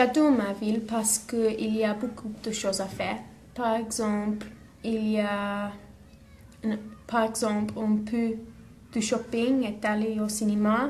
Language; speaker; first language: French; non-native, learner; English